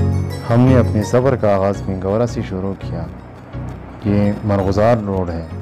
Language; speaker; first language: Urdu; non-native, local second language; Pashto